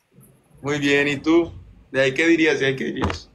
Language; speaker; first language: Spanish; native; Spanish